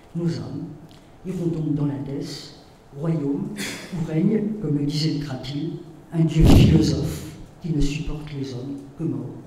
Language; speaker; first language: French; native; French